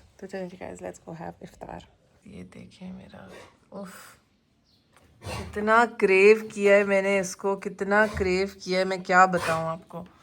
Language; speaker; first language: Urdu; native; Urdu